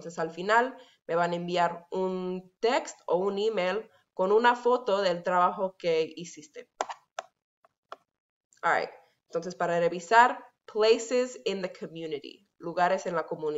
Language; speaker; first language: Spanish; non-native, fluent; English